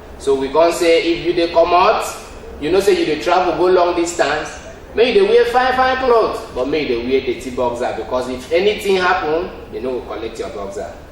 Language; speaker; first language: Nigerian Pidgin; non-native, local second language; Ibibio